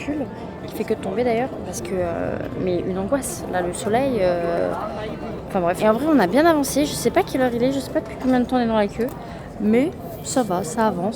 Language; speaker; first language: French; native; French